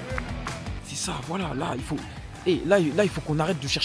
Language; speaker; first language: French; native; French